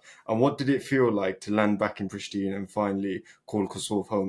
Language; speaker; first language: English; early bilingual, other home language; Albanian